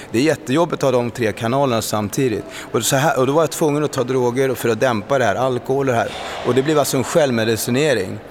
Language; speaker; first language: Swedish; early bilingual, other home language; Spanish